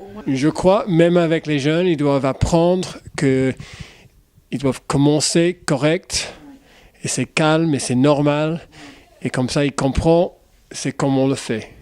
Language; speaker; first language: French; non-native, fluent; English